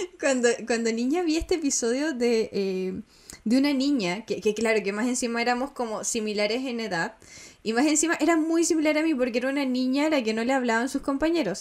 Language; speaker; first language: Spanish; native; Spanish